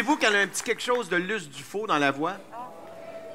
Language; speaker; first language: French; native; French